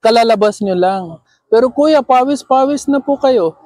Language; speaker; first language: Filipino; non-native, learner; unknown